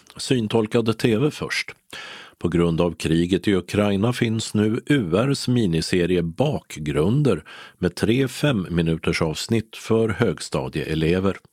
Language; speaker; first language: Swedish; native; Swedish